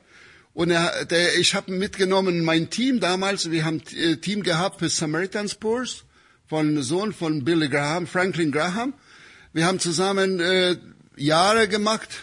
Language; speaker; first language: German; non-native, fluent; Albanian